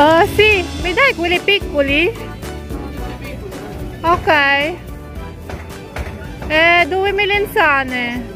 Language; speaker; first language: Italian; non-native, fluent; Filipino